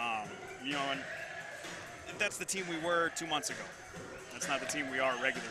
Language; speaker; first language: English; native; English